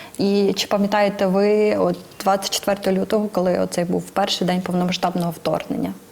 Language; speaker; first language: Ukrainian; native; Ukrainian